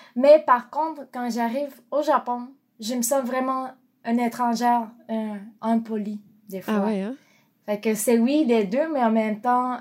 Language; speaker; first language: French; non-native, fluent; Japanese